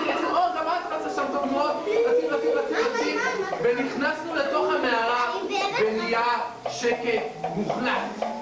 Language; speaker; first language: Hebrew; native; Hebrew